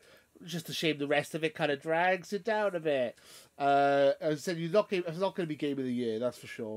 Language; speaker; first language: English; native; English